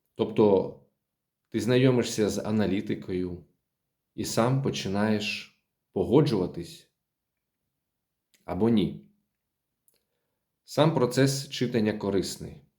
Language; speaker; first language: Ukrainian; native; Ukrainian